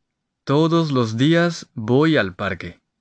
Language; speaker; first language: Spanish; non-native, fluent; Japanese